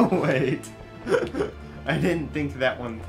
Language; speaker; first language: English; native; English